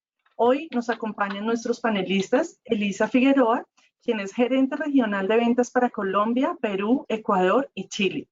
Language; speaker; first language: Spanish; native; Spanish